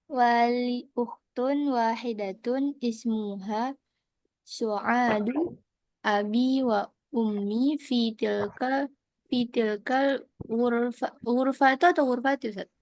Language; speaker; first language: Arabic; non-native, learner; Indonesian